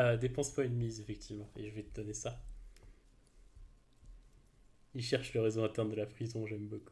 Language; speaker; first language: French; native; French